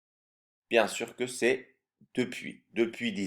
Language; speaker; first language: French; non-native, fluent; Turkish